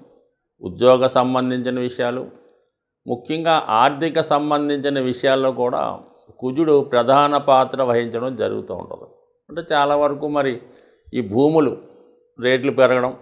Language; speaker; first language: Telugu; native; Telugu